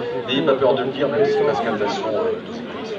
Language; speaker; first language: French; native; French